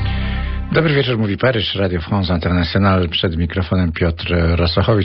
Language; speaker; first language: Polish; native; Polish